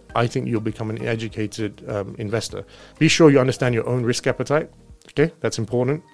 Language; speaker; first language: English; native; English